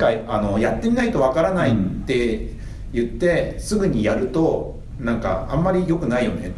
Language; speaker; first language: Japanese; native; Japanese